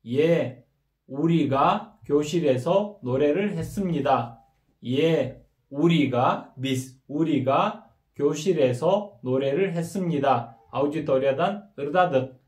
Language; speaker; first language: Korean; non-native, fluent; Kyrgyz